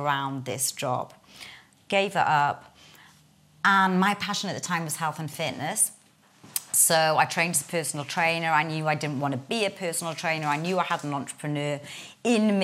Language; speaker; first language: English; native; English